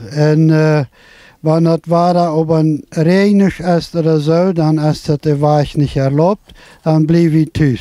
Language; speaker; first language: German; non-native, local second language; Plautdietsch